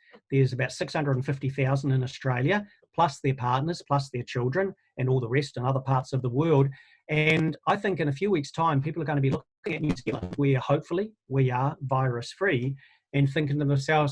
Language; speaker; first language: English; native; English